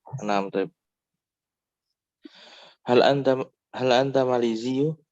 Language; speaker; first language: Arabic; non-native, learner; Indonesian